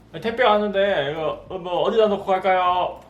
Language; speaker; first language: Korean; native; Korean